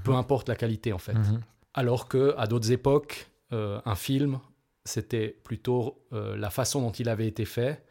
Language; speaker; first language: French; native; French